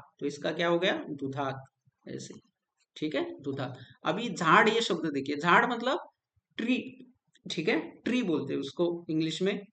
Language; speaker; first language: Hindi; non-native, local second language; Marathi